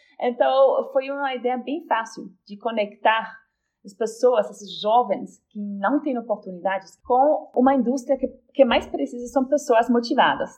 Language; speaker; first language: Portuguese; non-native, fluent; Polish